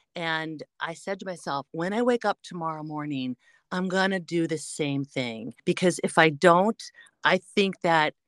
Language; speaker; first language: English; native; English